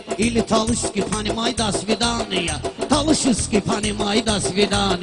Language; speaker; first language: Russian; non-native, learner; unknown